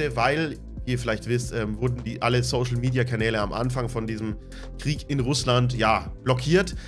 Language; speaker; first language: German; native; German